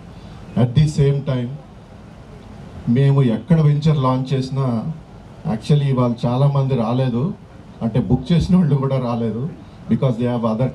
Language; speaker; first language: Telugu; native; Telugu